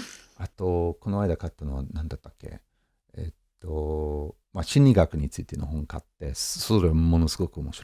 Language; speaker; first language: Japanese; non-native, fluent; English